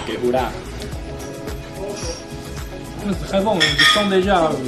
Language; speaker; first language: French; non-native, learner; Chinese